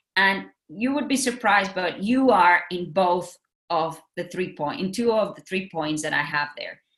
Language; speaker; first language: English; non-native, fluent; Spanish